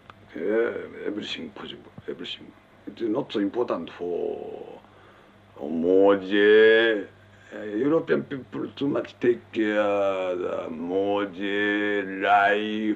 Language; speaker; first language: English; non-native, learner; Japanese